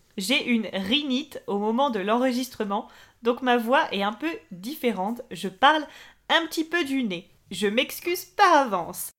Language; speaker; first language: French; native; French